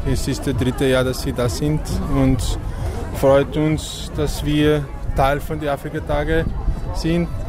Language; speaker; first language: German; non-native, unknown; Portuguese